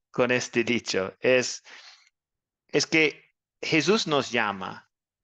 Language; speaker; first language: Spanish; non-native, fluent; English